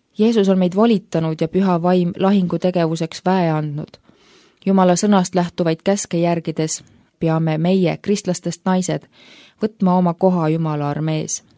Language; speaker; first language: Estonian; native; Estonian